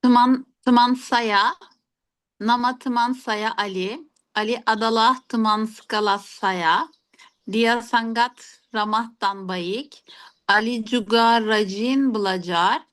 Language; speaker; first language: Indonesian; non-native, learner; Turkish